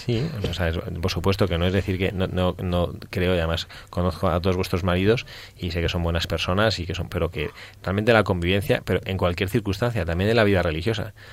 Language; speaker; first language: Spanish; native; Spanish